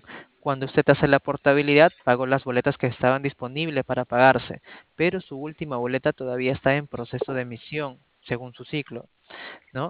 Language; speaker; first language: Spanish; native; Spanish